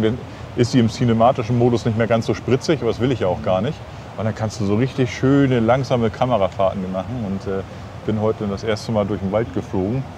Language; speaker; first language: German; native; German